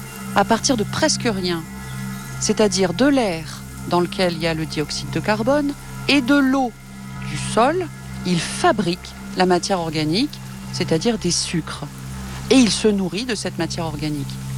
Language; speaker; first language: French; native; French